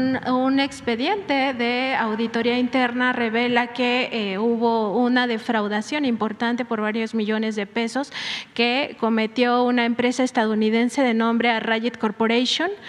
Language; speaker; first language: Spanish; native; Spanish